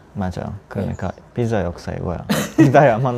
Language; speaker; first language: Korean; non-native, learner; Italian